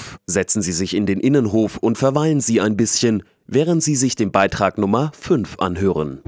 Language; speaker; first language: German; native; German